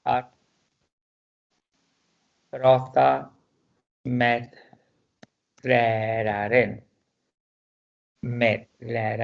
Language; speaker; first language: Swedish; non-native, fluent; Spanish